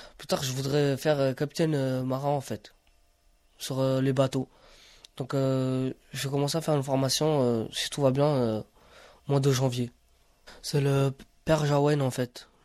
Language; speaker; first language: French; early bilingual, other home language; Romany